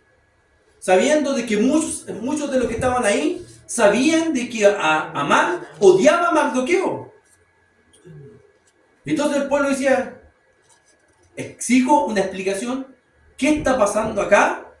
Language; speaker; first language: Spanish; native; Spanish